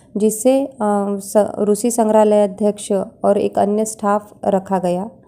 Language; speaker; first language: Hindi; non-native, local second language; Marathi